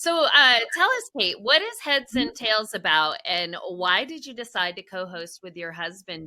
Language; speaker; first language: English; native; English